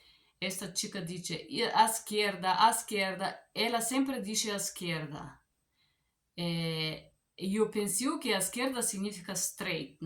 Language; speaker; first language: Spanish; non-native, learner; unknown